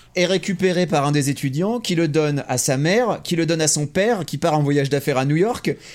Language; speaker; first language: French; native; French